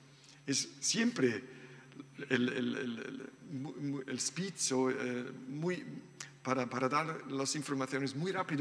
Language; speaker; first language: Spanish; non-native, learner; German